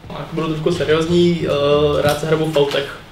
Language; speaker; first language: Czech; native; Czech